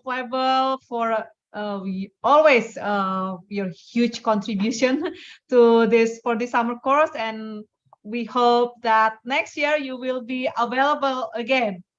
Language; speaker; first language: English; non-native, fluent; Indonesian